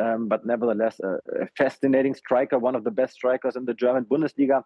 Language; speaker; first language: English; non-native, fluent; German